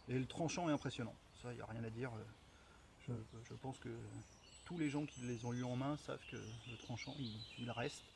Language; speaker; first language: French; native; French